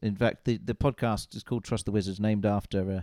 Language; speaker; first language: English; native; English